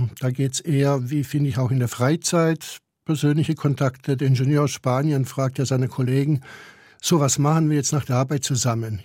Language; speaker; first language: German; early bilingual, other home language; Croatian